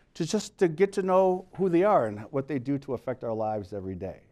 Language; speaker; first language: English; native; English